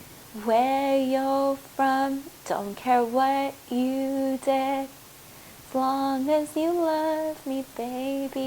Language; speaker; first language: English; native; English